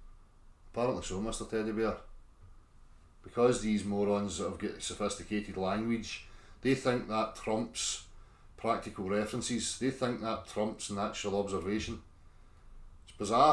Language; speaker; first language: English; native; English